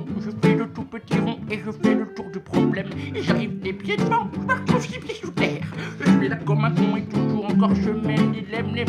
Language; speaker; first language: French; native; French